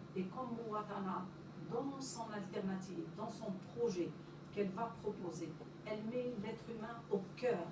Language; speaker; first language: French; non-native, local second language; Arabic